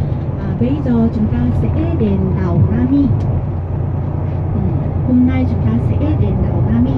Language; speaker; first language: Vietnamese; non-native, learner; Korean